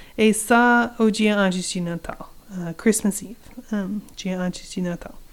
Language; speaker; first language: Portuguese; non-native, learner; English